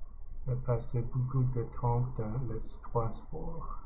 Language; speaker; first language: French; non-native, learner; English